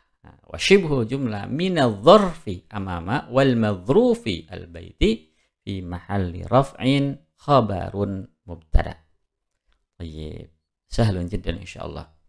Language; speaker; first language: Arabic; non-native, fluent; Indonesian